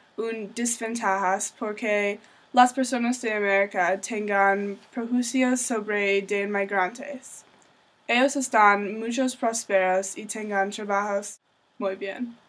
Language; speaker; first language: Spanish; non-native, learner; English